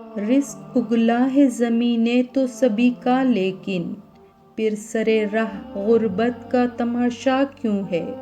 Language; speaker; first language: Urdu; native; Urdu